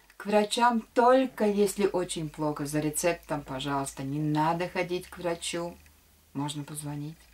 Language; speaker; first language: Russian; non-native, local second language; Latvian